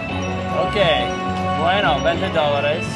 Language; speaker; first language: Spanish; non-native, learner; English